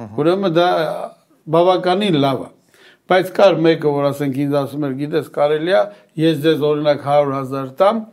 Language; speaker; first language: Armenian; native; Armenian